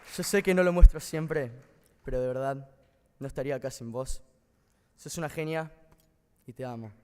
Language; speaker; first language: Spanish; early bilingual, heritage; Spanish